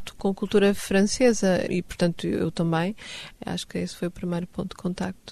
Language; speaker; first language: Portuguese; non-native, fluent; Swedish